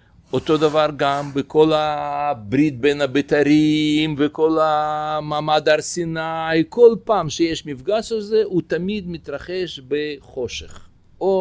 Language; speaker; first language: Hebrew; non-native, fluent; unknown